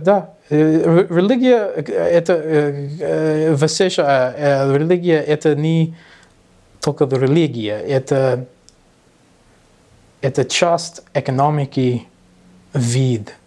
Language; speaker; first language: Russian; non-native, learner; English